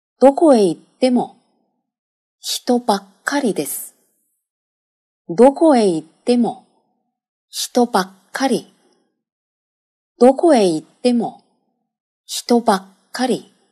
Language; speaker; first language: Japanese; non-native, fluent; Chinese